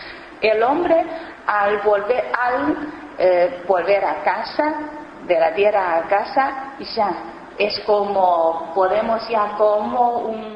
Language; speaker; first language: Spanish; non-native, learner; Chinese